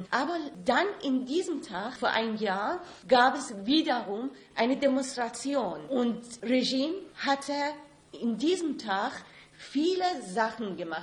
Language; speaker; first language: German; non-native, fluent; Persian